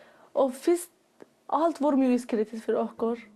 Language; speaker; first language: Icelandic; non-native, learner; Persian